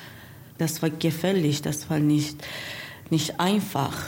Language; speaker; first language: German; non-native, learner; Persian